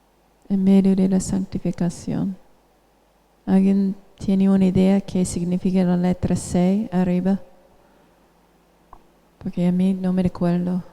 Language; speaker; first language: Spanish; non-native, fluent; English